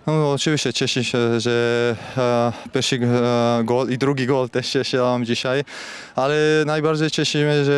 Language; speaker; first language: Polish; non-native, fluent; Georgian